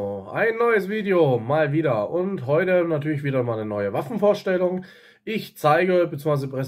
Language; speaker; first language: German; native; German